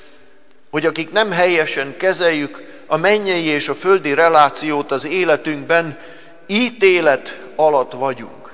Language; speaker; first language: Hungarian; native; Hungarian